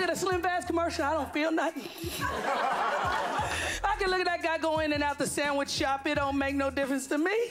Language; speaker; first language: English; native; English